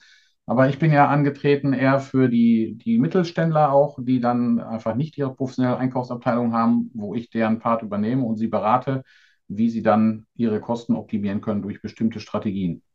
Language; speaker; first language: German; native; German